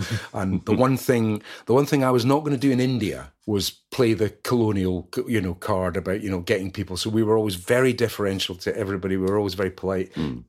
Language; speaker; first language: English; native; English